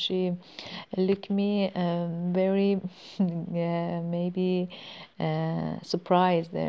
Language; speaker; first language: English; non-native, learner; Persian